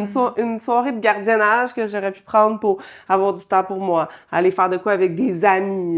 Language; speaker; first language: French; native; French